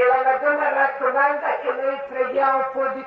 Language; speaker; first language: Italian; non-native, learner; Croatian